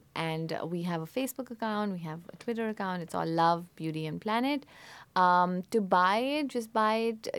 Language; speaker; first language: English; non-native, local second language; Hindi